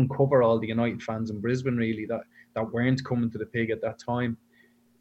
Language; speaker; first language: English; native; English